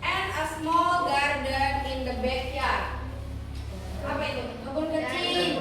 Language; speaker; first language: English; non-native, fluent; Indonesian